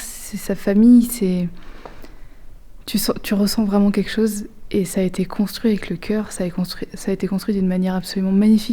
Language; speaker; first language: French; native; French